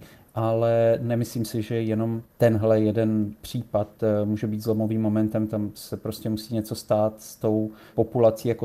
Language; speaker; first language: Czech; native; Czech